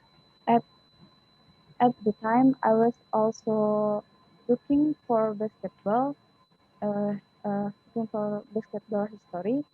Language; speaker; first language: English; non-native, learner; Indonesian